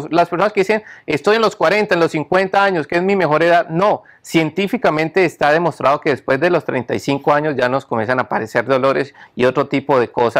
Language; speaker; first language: Spanish; native; Spanish